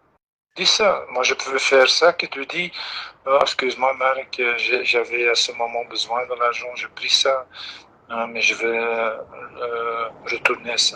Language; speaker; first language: French; non-native, fluent; Dutch